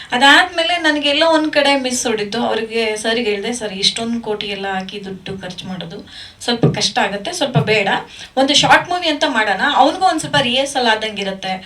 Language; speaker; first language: Kannada; native; Kannada